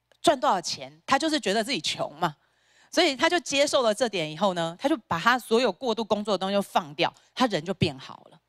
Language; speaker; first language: Chinese; native; Chinese